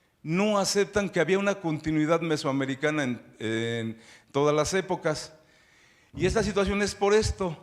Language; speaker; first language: Spanish; native; Spanish